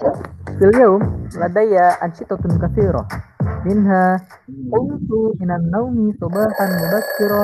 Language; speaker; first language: Arabic; non-native, learner; Indonesian